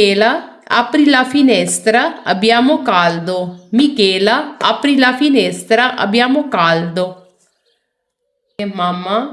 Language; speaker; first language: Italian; non-native, fluent; Urdu